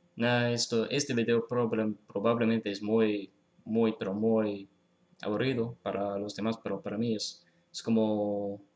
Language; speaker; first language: Spanish; non-native, fluent; English